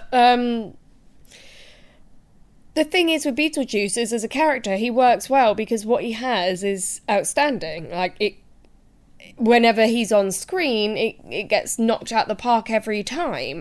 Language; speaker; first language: English; native; English